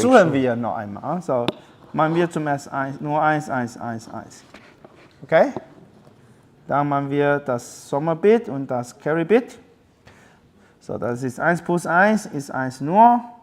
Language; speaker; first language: German; non-native, learner; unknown